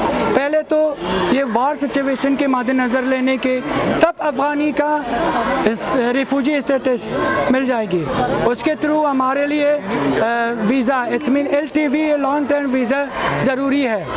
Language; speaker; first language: Hindi; non-native, fluent; Persian